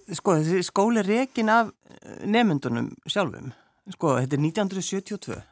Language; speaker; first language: Icelandic; native; Icelandic